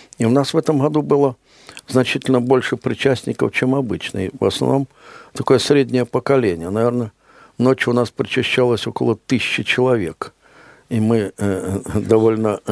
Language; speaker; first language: Russian; native; Russian